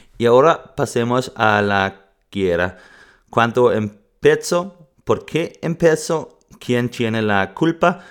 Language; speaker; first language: Spanish; non-native, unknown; Danish